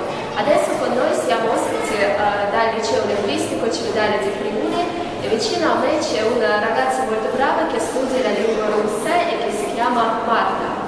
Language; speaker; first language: Italian; non-native, learner; Russian